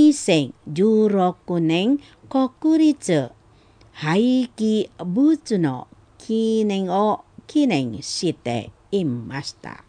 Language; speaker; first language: Japanese; non-native, fluent; Indonesian